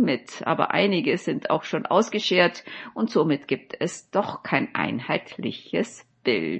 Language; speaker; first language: German; native; German